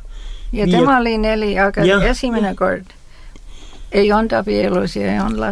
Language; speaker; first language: Estonian; early bilingual, heritage; Estonian